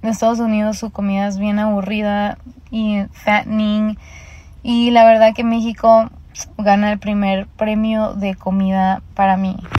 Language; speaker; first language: Spanish; early bilingual, heritage; Spanish